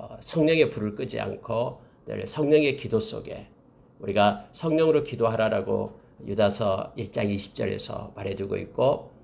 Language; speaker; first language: Korean; native; Korean